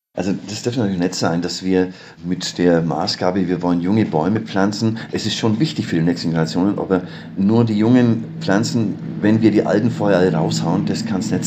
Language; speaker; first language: German; native; German